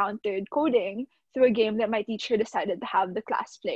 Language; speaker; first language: English; non-native, local second language; Filipino